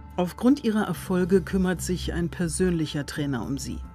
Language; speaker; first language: German; native; German